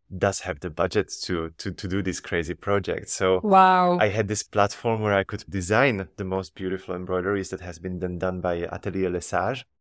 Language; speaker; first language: English; non-native, fluent; Slovak